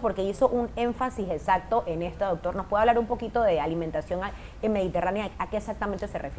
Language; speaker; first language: Spanish; native; Spanish